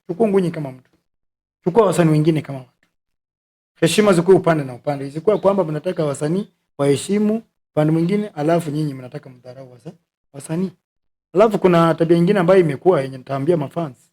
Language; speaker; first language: Swahili; non-native, local second language; Luyia